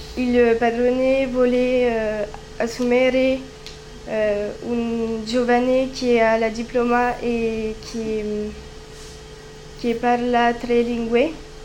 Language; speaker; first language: Italian; non-native, learner; French